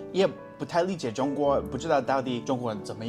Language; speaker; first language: Chinese; non-native, fluent; English